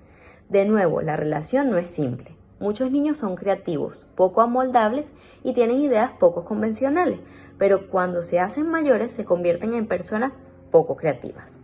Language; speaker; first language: Spanish; native; Spanish